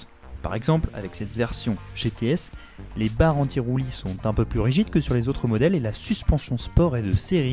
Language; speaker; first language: French; native; French